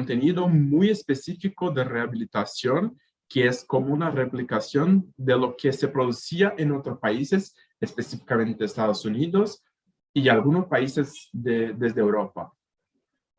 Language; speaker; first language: Spanish; native; Spanish